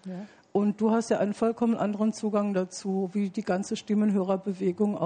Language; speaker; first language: German; native; German